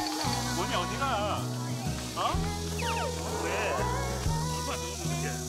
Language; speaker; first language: Korean; native; Korean